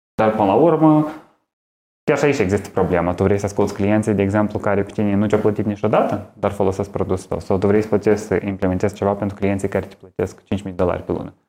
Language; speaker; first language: Romanian; native; Romanian